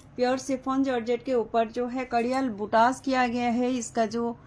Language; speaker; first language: Hindi; non-native, local second language; Bangla